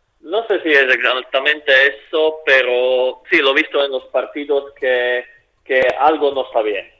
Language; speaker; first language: Spanish; non-native, fluent; Slovak